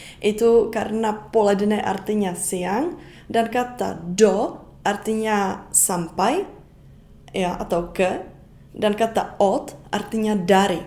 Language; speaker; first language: Indonesian; non-native, fluent; Czech